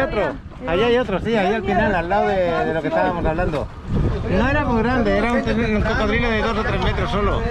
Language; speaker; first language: Spanish; native; Spanish